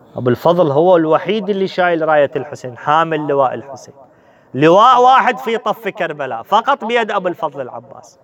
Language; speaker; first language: Arabic; native; Arabic